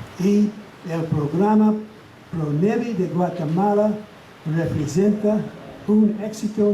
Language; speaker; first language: Spanish; non-native, fluent; English